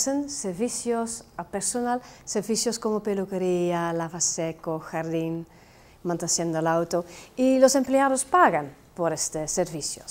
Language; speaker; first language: Spanish; non-native, fluent; Dutch